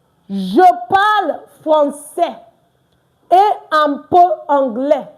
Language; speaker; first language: French; non-native, fluent; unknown